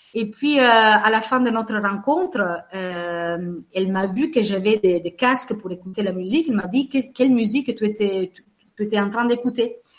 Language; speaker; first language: French; non-native, fluent; Italian